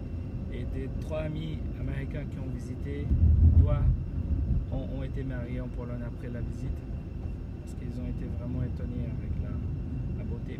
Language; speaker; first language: French; non-native, fluent; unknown